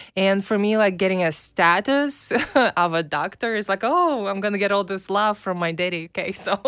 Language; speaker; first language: English; non-native, fluent; Russian